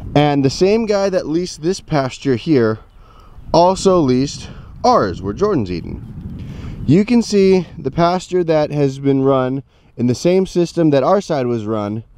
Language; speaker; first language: English; native; English